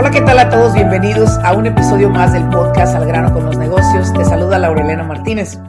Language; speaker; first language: Spanish; native; Spanish